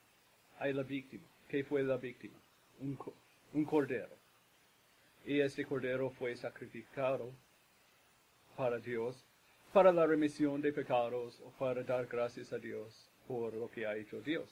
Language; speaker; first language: Spanish; non-native, fluent; English